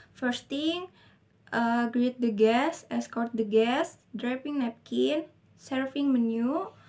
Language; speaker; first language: English; non-native, learner; Indonesian